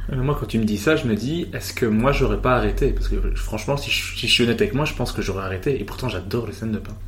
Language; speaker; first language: French; native; French